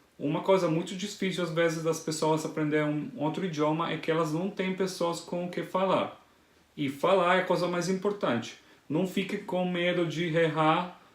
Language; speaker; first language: Portuguese; non-native, fluent; Italian